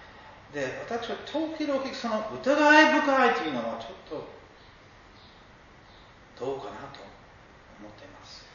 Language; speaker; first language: Japanese; non-native, fluent; English